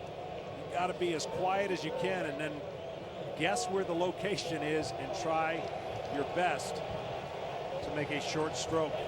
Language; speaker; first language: English; native; English